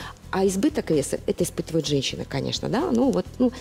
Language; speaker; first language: Russian; native; Russian